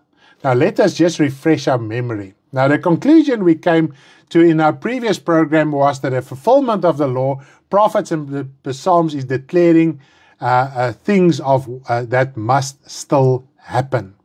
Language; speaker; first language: English; non-native, local second language; Afrikaans